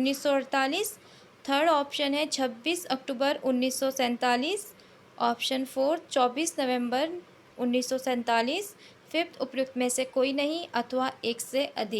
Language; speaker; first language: Hindi; native; Hindi